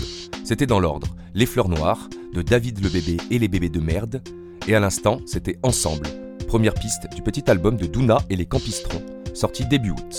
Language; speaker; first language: French; native; French